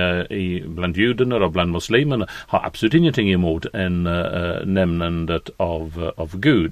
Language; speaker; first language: Swedish; non-native, fluent; English